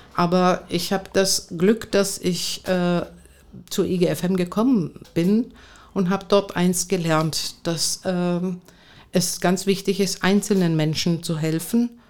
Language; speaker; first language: German; non-native, fluent; Greek